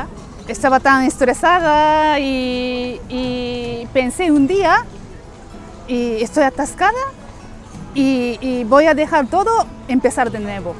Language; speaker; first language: Spanish; non-native, fluent; Japanese